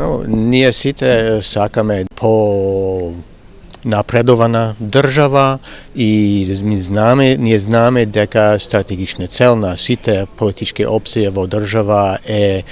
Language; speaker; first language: Macedonian; non-native, fluent; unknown